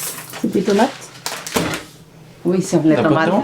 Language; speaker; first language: French; non-native, fluent; Spanish